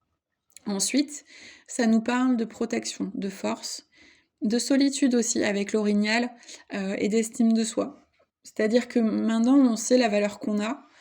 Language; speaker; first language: French; native; French